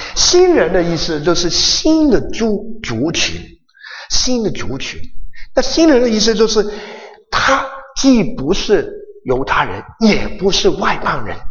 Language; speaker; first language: Chinese; non-native, local second language; Cantonese